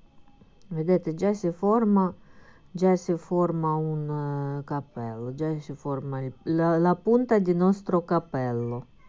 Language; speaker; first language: Italian; non-native, fluent; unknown